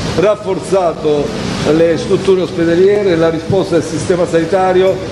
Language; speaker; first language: Italian; native; Italian